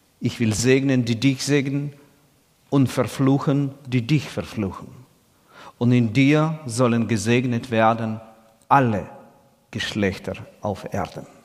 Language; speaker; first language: German; non-native, fluent; Russian